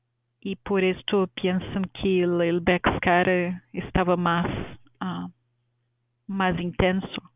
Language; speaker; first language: Spanish; non-native, fluent; Portuguese